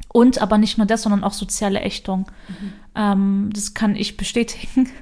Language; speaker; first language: German; early bilingual, other home language; Turkish